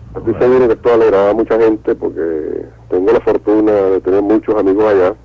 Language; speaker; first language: Spanish; native; Spanish